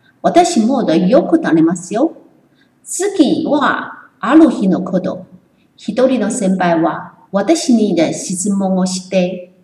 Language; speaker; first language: Japanese; non-native, learner; Chinese